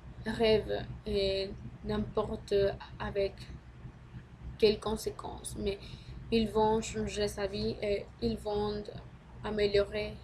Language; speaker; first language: French; non-native, learner; Spanish